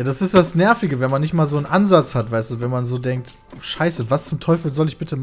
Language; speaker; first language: German; native; German